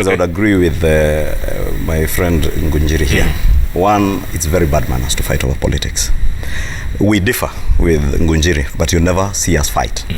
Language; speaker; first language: English; non-native, local second language; Kikuyu